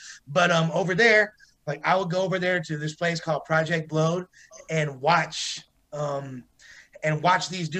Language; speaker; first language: English; native; English